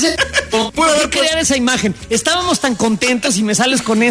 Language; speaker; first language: Spanish; native; Spanish